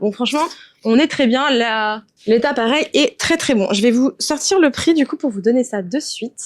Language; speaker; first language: French; native; French